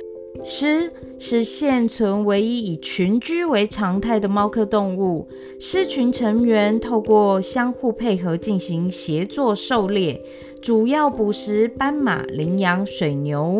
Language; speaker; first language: Chinese; native; Chinese